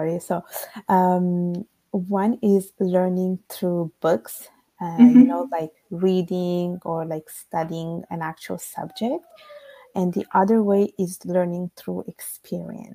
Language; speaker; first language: English; non-native, fluent; Italian